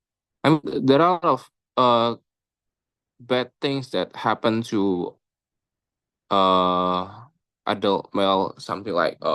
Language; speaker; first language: English; non-native, local second language; Indonesian